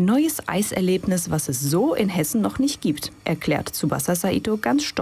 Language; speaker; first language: German; native; German